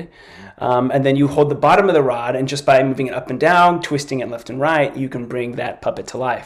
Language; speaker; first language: English; native; English